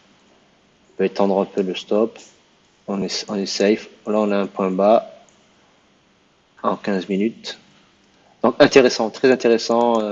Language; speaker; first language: French; native; French